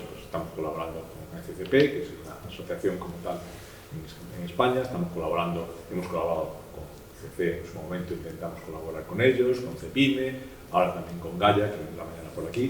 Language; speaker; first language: Spanish; native; Spanish